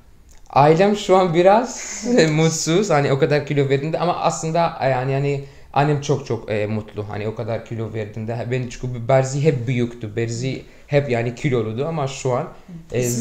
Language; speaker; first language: Turkish; non-native, fluent; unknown